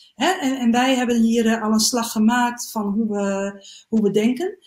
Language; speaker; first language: Dutch; native; Dutch